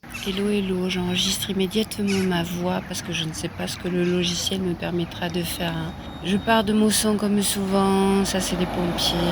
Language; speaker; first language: French; native; French